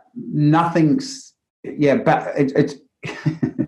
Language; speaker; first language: English; native; English